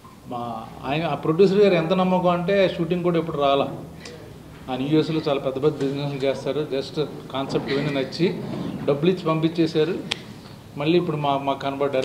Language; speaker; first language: Telugu; native; Telugu